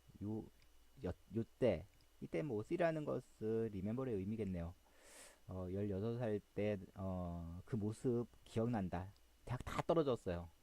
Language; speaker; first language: Korean; native; Korean